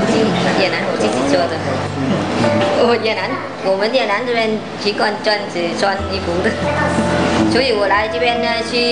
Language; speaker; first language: Chinese; non-native, learner; Vietnamese